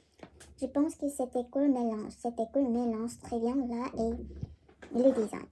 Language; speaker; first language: French; non-native, learner; Korean